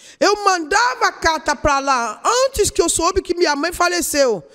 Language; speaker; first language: Portuguese; non-native, learner; Yoruba